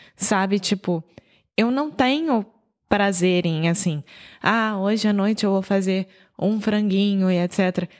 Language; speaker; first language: Portuguese; native; Portuguese